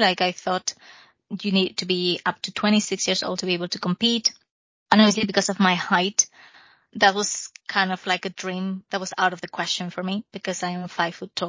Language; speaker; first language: English; non-native, fluent; Spanish